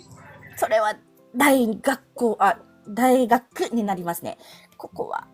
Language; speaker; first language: Japanese; non-native, fluent; Filipino